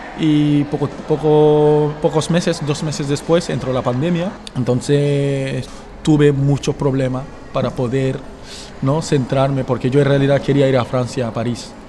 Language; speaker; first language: Spanish; non-native, fluent; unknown